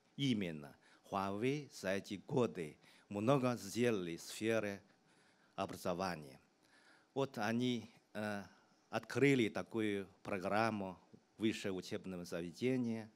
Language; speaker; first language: Russian; non-native, fluent; Chinese